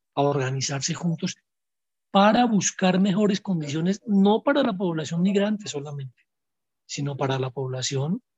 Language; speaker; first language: Spanish; native; Spanish